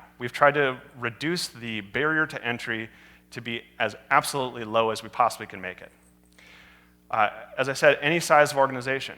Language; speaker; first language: English; native; English